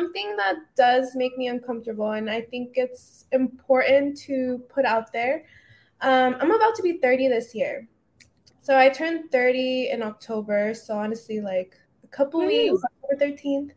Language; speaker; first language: English; native; English